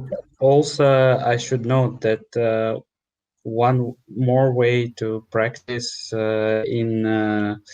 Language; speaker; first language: English; non-native, learner; Russian